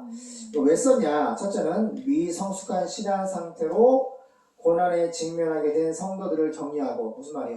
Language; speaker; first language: Korean; native; Korean